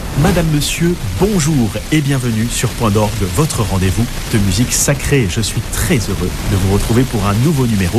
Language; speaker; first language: French; native; French